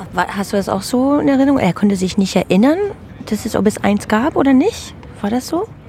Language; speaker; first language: German; non-native, fluent; English